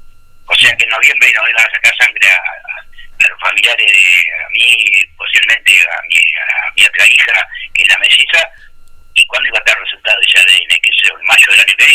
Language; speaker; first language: Spanish; native; Spanish